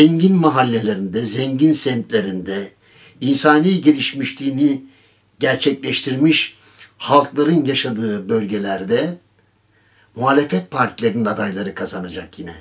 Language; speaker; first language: Turkish; native; Turkish